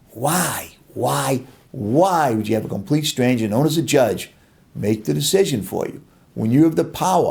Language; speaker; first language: English; native; English